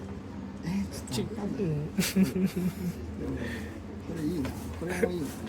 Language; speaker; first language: Japanese; native; Japanese